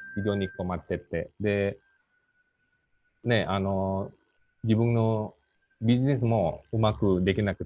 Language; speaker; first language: Japanese; non-native, fluent; Indonesian